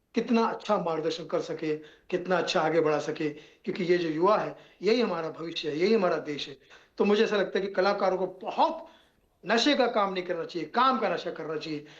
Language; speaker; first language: Hindi; native; Hindi